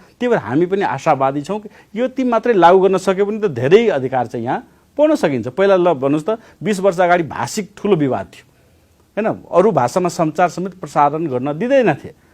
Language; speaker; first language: Nepali; non-native, local second language; Maithili